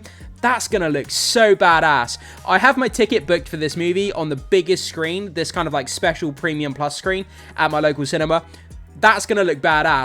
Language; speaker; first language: English; native; English